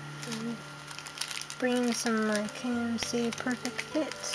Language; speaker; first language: English; native; English